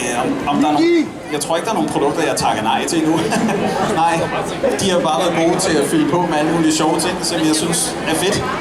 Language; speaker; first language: Danish; native; Danish